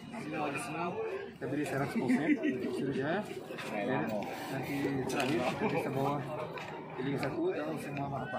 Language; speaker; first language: Indonesian; non-native, fluent; Portuguese